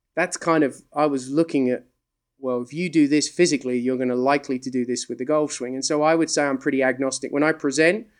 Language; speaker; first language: English; native; English